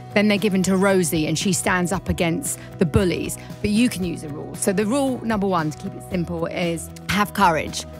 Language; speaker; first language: English; native; English